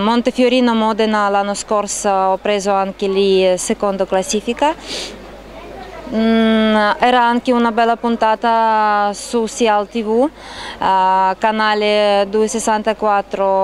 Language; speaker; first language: Italian; non-native, learner; Russian